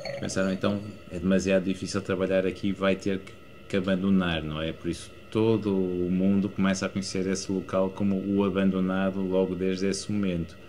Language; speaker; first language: Portuguese; native; Portuguese